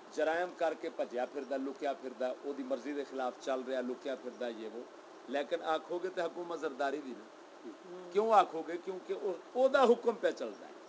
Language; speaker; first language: Urdu; non-native, local second language; Punjabi